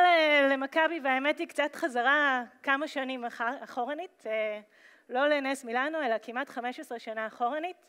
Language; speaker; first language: Hebrew; native; Hebrew